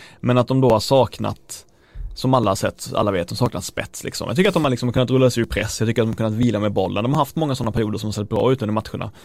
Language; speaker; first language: Swedish; native; Swedish